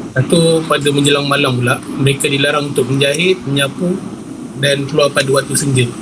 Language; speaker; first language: Malay; native; Malay